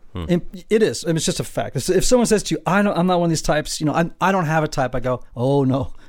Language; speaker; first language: English; native; English